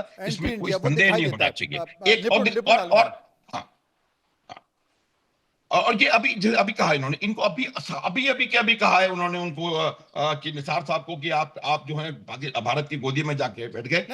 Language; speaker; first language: Hindi; native; Hindi